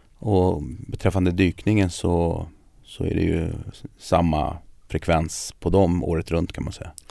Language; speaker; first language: Swedish; early bilingual, other home language; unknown